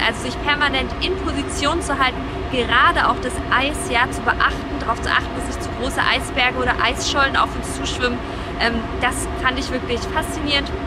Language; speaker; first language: German; native; German